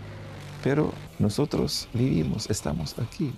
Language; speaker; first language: Spanish; non-native, fluent; Ukrainian